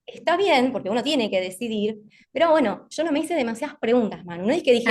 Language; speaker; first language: Spanish; native; Spanish